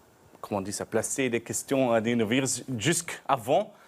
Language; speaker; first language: French; non-native, learner; Dutch